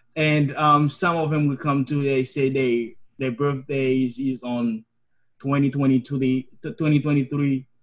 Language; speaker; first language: English; non-native, fluent; Haitian Creole